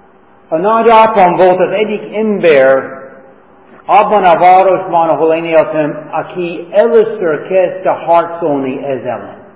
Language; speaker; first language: Hungarian; non-native, fluent; English